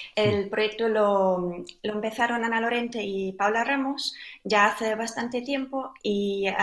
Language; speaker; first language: Spanish; non-native, fluent; German